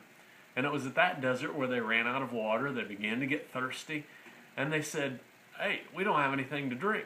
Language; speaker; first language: English; native; English